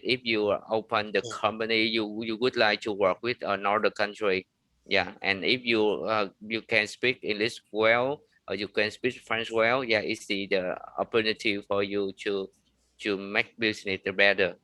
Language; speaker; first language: English; non-native, learner; Vietnamese